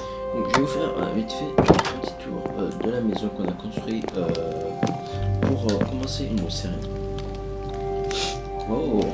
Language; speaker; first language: French; native; French